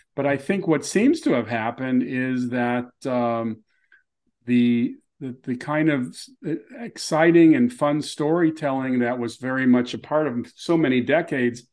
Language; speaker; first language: English; native; English